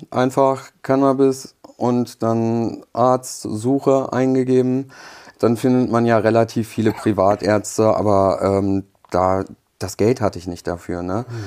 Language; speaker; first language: German; early bilingual, other home language; Polish